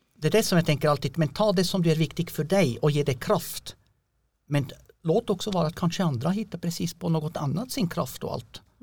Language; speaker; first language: Swedish; non-native, fluent; French